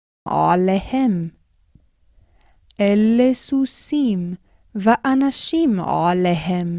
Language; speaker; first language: Hebrew; non-native, fluent; English